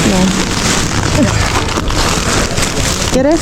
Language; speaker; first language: Spanish; non-native, learner; Filipino